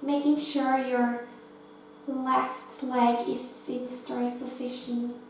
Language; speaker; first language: English; non-native, fluent; Norwegian